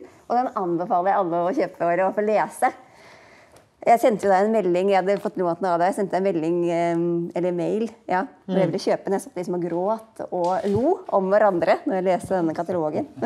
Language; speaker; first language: Norwegian; native; Norwegian